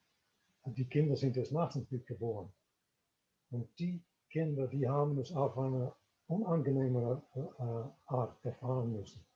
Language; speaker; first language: German; non-native, fluent; Dutch